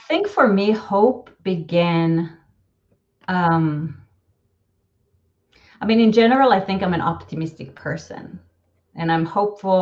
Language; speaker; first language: English; non-native, fluent; Hebrew